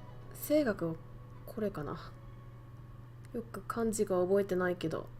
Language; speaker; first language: Japanese; non-native, fluent; Vietnamese